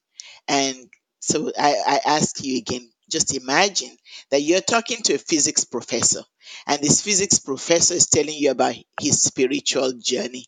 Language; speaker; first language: English; non-native, local second language; Yoruba